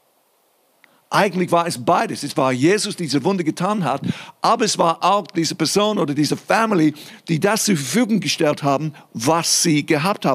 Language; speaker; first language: German; non-native, fluent; English